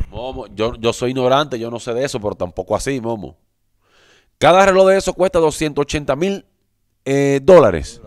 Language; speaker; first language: Spanish; native; Spanish